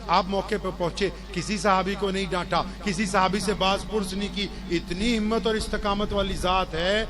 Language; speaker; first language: Urdu; non-native, local second language; Punjabi